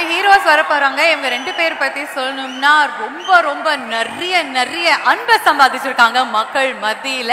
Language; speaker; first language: Tamil; native; Tamil